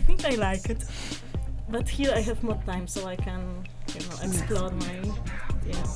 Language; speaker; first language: English; non-native, learner; Polish